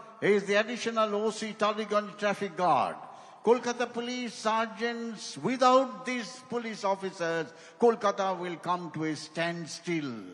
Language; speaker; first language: English; non-native, local second language; Bangla